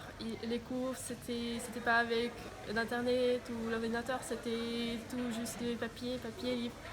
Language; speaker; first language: French; non-native, learner; Finnish